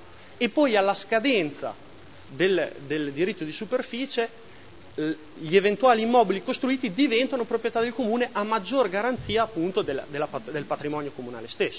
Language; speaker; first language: Italian; native; Italian